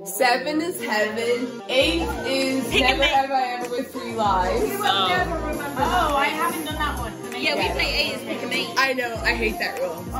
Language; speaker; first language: English; native; English